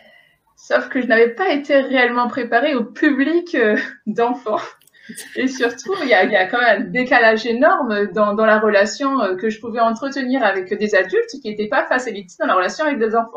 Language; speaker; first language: French; native; French